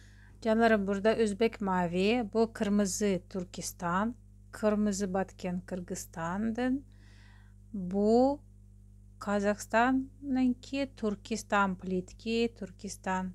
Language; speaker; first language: Turkish; non-native, learner; Russian